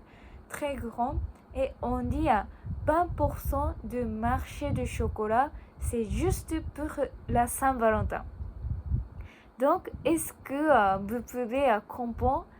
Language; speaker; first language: French; non-native, learner; Japanese